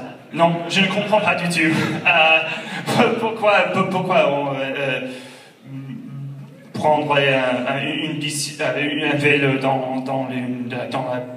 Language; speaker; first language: French; non-native, learner; English